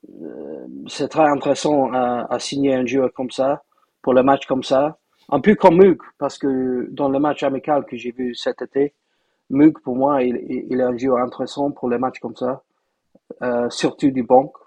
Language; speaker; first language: French; non-native, fluent; English